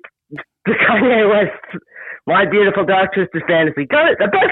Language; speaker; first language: English; native; English